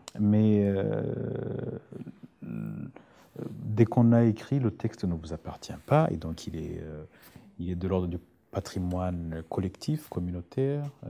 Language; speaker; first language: French; non-native, local second language; Rundi